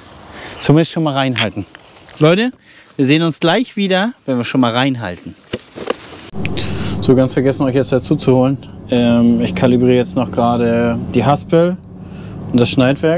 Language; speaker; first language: German; native; German